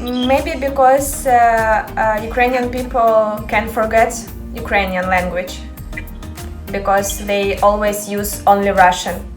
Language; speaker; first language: English; non-native, learner; Ukrainian